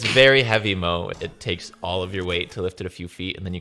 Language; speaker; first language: English; native; English